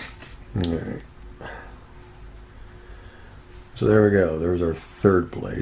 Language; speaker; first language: English; native; English